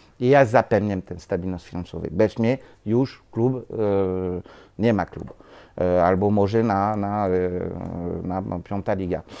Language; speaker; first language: Polish; non-native, learner; French